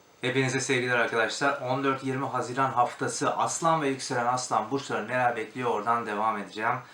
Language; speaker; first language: Turkish; native; Turkish